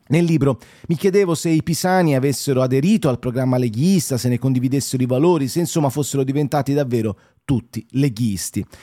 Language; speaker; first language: Italian; native; Italian